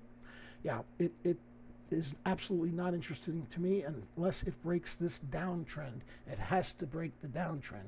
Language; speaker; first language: English; native; English